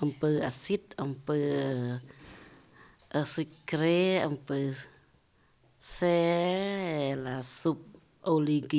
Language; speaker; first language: French; non-native, learner; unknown